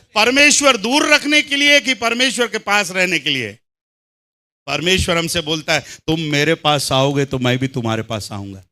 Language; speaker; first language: Hindi; non-native, local second language; Telugu